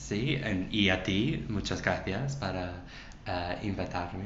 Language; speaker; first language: Spanish; non-native, learner; English